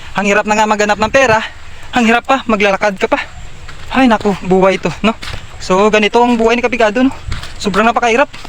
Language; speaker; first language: Filipino; non-native, local second language; Hiligaynon